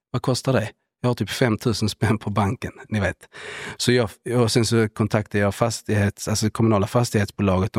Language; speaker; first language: Swedish; native; Swedish